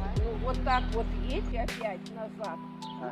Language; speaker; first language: Russian; native; Russian